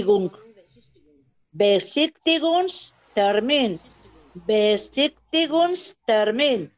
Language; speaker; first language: German; non-native, learner; Spanish